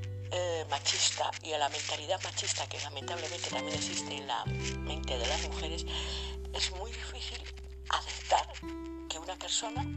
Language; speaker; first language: Spanish; native; Spanish